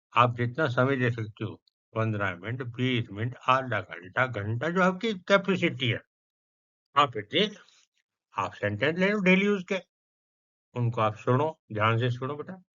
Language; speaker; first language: Hindi; non-native, local second language; Punjabi